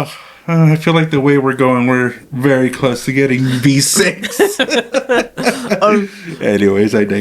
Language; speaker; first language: English; native; English